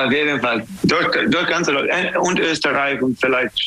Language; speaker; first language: German; non-native, fluent; English